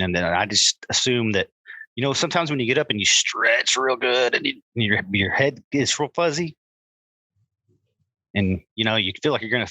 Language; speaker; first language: English; native; English